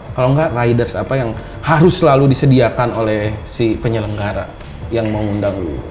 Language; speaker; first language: Indonesian; native; Indonesian